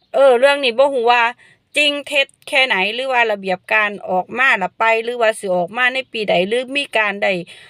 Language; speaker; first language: Thai; non-native, local second language; Northeastern Thai